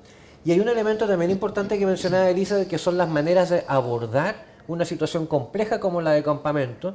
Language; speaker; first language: Spanish; native; Spanish